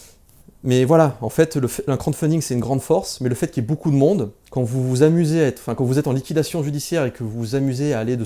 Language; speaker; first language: French; native; French